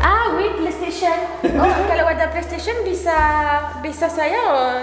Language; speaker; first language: Indonesian; non-native, learner; French